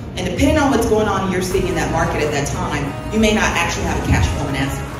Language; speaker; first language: English; native; English